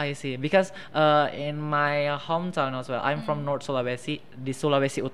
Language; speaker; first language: English; non-native, fluent; Indonesian